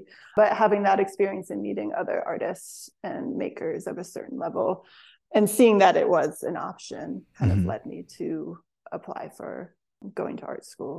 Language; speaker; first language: English; native; English